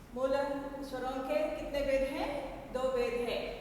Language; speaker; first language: Hindi; non-native, local second language; Kannada